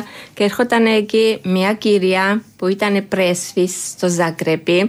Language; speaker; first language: Greek; non-native, learner; Georgian